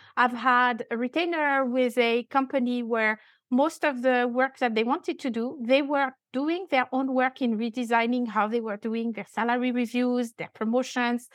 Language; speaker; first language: English; non-native, fluent; French